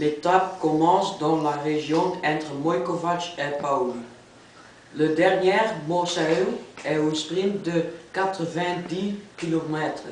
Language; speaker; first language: French; non-native, learner; Dutch